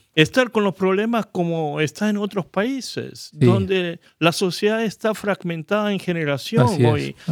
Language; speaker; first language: Spanish; non-native, fluent; Korean